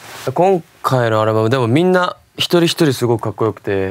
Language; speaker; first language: Japanese; native; Japanese